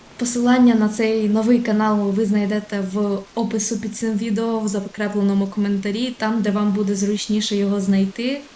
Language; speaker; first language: Ukrainian; non-native, local second language; Russian